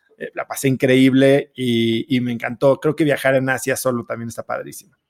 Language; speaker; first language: Spanish; native; Spanish